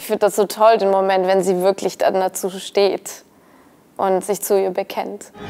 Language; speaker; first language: German; native; German